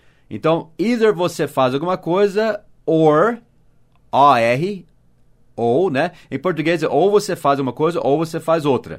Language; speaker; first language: Portuguese; non-native, fluent; English